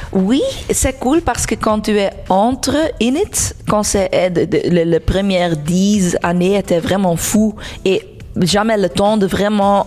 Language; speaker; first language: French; non-native, local second language; Dutch